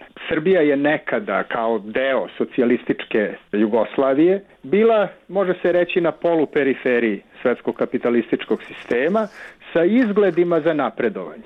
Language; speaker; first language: Serbian; native; Serbian